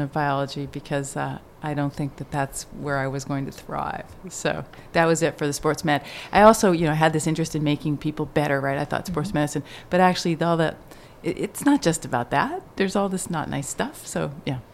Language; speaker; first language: English; native; English